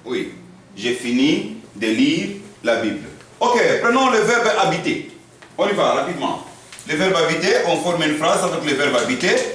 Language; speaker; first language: French; non-native, fluent; Korean